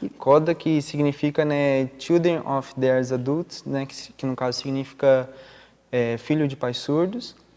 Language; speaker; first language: Portuguese; non-native, local second language; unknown